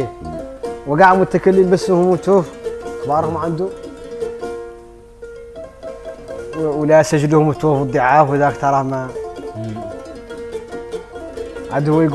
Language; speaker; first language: Arabic; native; Arabic